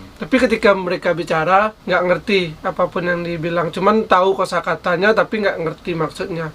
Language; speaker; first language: Indonesian; native; Indonesian